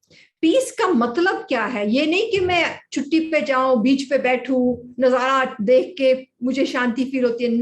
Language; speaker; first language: Hindi; native; Hindi